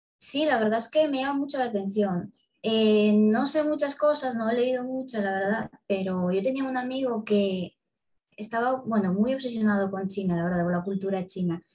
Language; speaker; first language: Spanish; early bilingual, other home language; Russian